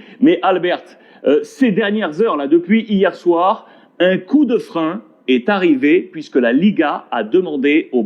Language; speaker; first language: French; native; French